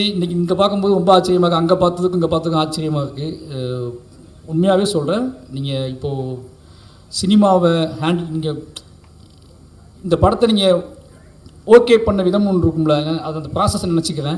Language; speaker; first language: Tamil; native; Tamil